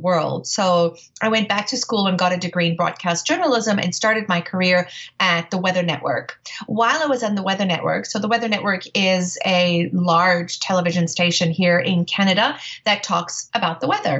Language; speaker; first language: English; native; English